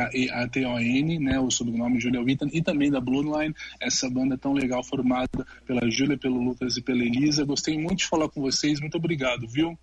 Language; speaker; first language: Portuguese; native; Portuguese